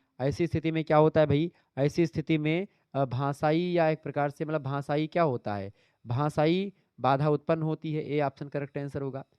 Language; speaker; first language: Hindi; native; Hindi